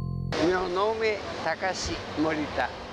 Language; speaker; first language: Portuguese; non-native, learner; Japanese